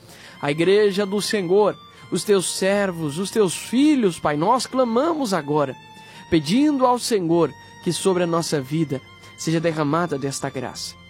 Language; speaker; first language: Portuguese; native; Portuguese